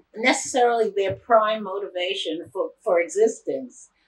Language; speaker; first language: English; native; English